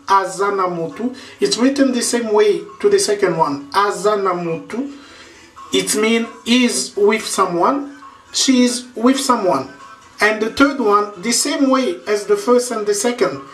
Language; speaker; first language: English; non-native, fluent; Lingala